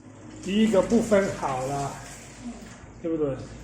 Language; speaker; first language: Chinese; non-native, fluent; Italian